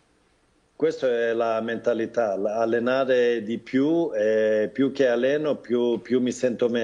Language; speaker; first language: Italian; non-native, fluent; Swedish